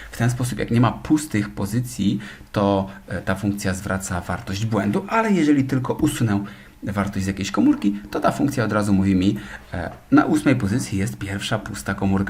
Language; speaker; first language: Polish; native; Polish